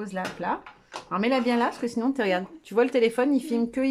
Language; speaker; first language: French; native; French